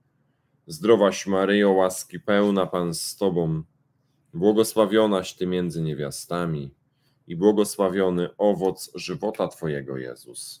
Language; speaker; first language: Polish; native; Polish